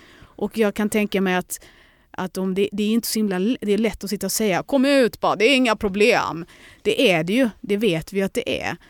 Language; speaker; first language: Swedish; early bilingual, other home language; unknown